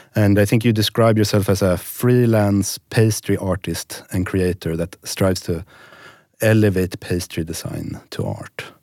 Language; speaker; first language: English; non-native, fluent; Swedish